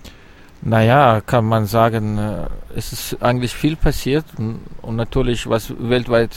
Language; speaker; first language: German; non-native, learner; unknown